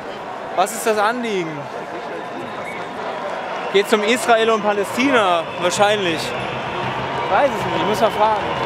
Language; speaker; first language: German; native; German